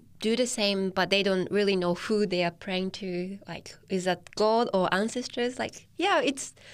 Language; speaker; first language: English; non-native, fluent; Japanese